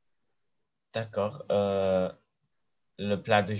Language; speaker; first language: French; non-native, learner; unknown